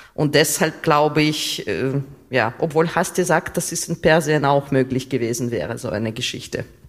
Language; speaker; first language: German; non-native, fluent; Russian